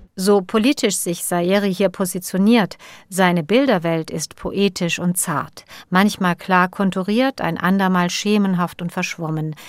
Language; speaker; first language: German; native; German